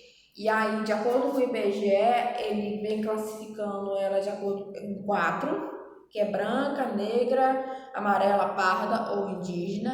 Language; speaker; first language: Portuguese; native; Portuguese